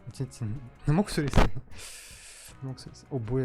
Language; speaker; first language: Korean; non-native, learner; Russian